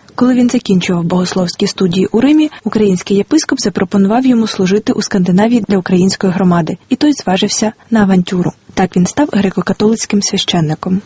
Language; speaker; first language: Ukrainian; native; Ukrainian